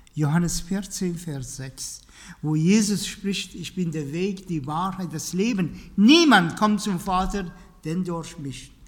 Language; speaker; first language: German; non-native, fluent; Persian